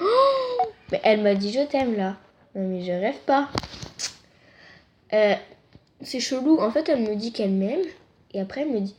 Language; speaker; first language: French; native; French